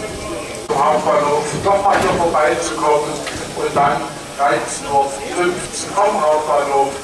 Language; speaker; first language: German; native; German